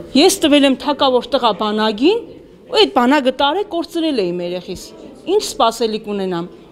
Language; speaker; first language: Armenian; native; Armenian